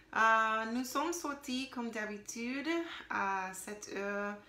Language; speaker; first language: French; non-native, learner; English